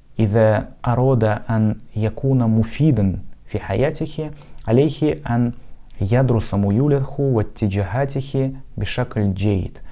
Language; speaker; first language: Arabic; non-native, fluent; Russian